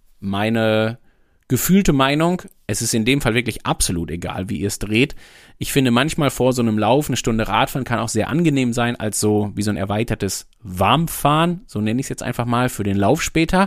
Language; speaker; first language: German; native; German